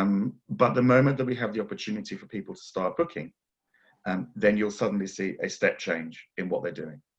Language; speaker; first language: English; native; English